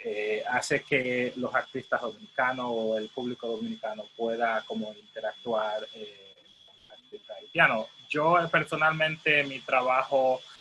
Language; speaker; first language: Spanish; non-native, fluent; Haitian Creole